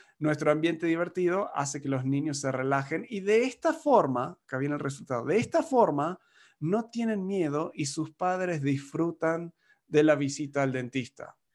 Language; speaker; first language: Spanish; non-native, fluent; English